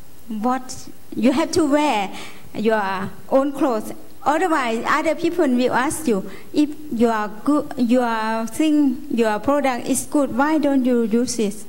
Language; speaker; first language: English; non-native, learner; Lao